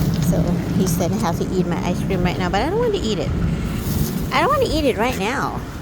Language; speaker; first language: English; non-native, fluent; Thai